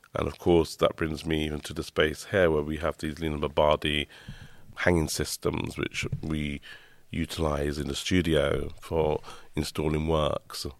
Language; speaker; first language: English; native; English